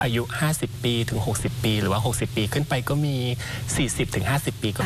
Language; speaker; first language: Thai; native; Thai